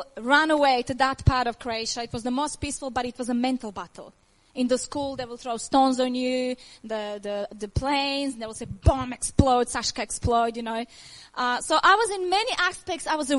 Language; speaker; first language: English; non-native, learner; Croatian